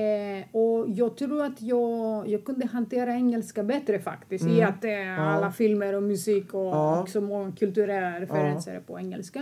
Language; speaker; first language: Swedish; non-native, fluent; Greek